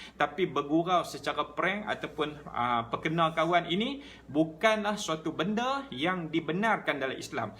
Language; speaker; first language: Malay; native; Malay